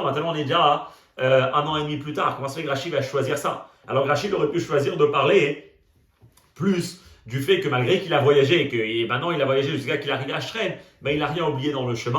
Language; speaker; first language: French; native; French